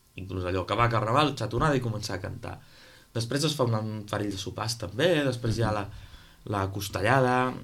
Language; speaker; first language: Catalan; native; Catalan